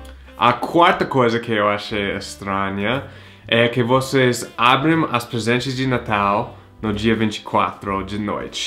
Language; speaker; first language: Portuguese; non-native, fluent; English